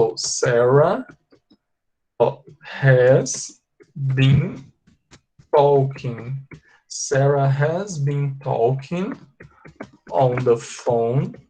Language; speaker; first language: English; non-native, fluent; Portuguese